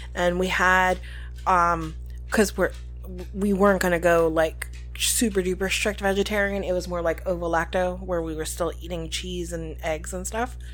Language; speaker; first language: English; early bilingual, other home language; Spanish